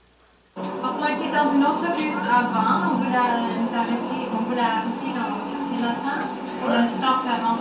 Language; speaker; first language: French; non-native, learner; English